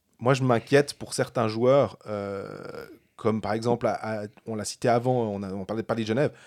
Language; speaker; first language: French; native; French